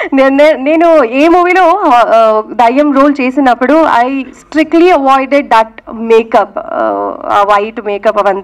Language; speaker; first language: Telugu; non-native, local second language; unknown